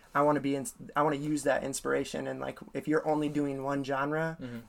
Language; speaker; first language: English; native; English